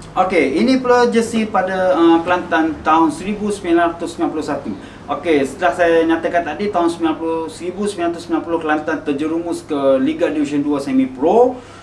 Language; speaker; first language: Malay; native; Malay